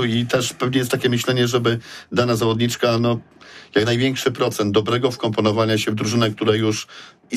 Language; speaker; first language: Polish; native; Polish